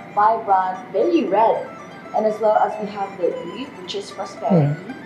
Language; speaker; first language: English; non-native, local second language; Filipino